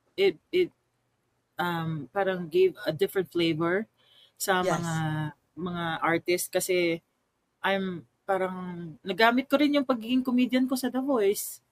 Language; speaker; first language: Filipino; native; Filipino